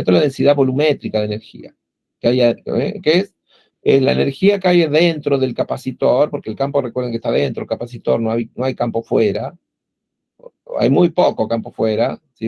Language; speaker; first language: Spanish; native; Spanish